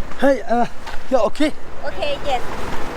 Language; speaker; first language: English; non-native, learner; Turkish